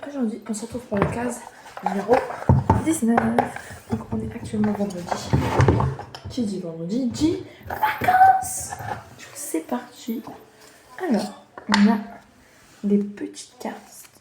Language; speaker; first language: French; native; French